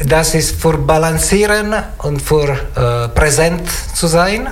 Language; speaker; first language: German; non-native, learner; Italian